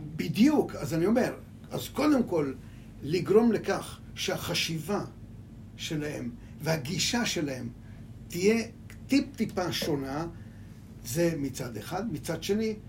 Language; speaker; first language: Hebrew; early bilingual, other home language; Hungarian